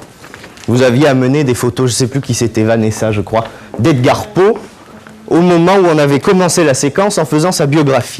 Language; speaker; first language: French; native; French